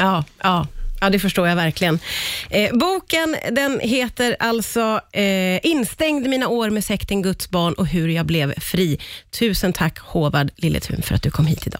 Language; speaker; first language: Swedish; native; Swedish